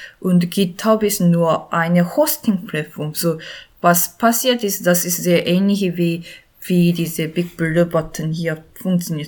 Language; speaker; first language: German; non-native, learner; Korean